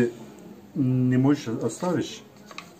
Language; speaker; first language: Russian; non-native, learner; Turkish